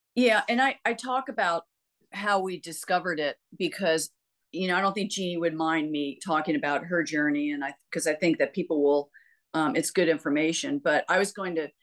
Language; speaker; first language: English; native; English